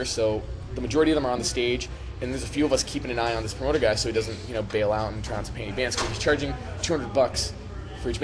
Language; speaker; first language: English; native; English